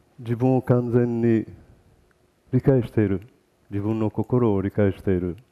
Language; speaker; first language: Japanese; early bilingual, heritage; Portuguese